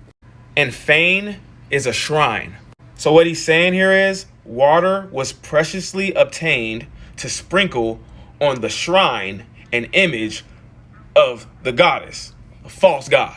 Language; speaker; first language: English; native; English